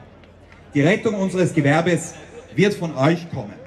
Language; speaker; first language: German; native; German